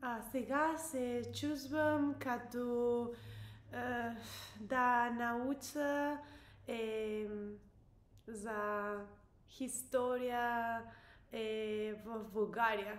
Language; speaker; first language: Bulgarian; non-native, learner; English